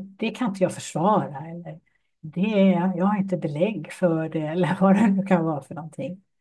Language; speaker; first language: Swedish; native; Swedish